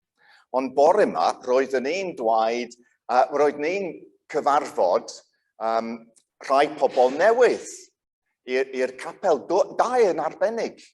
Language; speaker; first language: Welsh; non-native, local second language; English